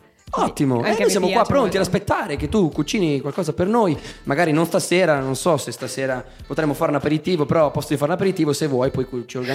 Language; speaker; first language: Italian; native; Italian